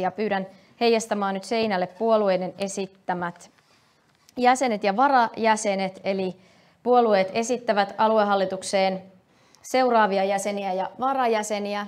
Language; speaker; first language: Finnish; native; Finnish